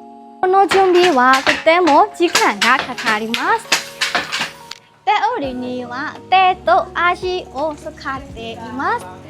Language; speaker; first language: Japanese; non-native, learner; Burmese